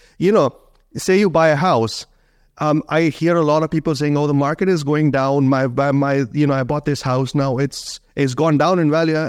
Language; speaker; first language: English; non-native, local second language; Hindi